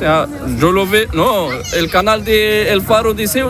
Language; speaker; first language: Spanish; non-native, learner; Arabic